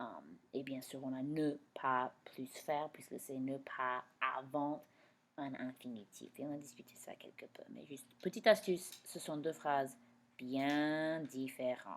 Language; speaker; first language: French; non-native, fluent; English